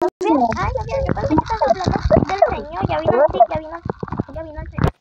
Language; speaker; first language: Spanish; native; Spanish